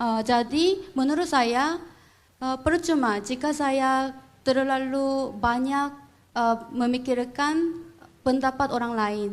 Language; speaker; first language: Indonesian; non-native, fluent; Korean